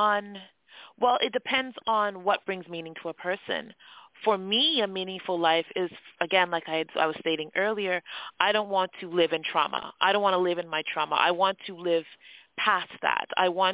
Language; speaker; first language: English; native; English